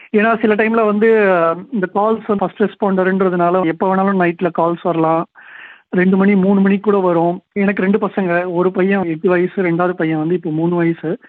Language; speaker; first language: Tamil; native; Tamil